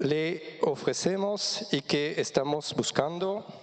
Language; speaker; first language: Spanish; non-native, fluent; French